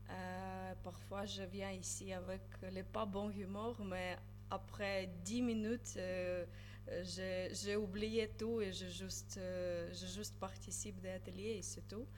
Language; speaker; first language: French; non-native, learner; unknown